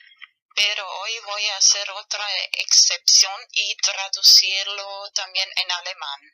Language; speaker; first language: Spanish; non-native, fluent; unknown